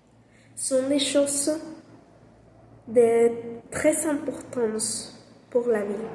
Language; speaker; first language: French; non-native, learner; Spanish